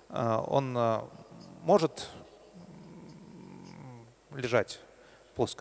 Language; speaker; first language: Russian; native; Russian